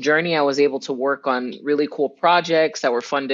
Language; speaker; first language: English; native; English